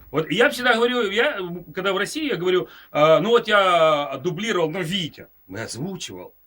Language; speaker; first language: Russian; non-native, local second language; Ukrainian